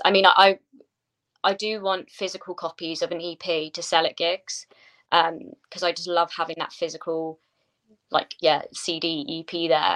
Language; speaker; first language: English; native; English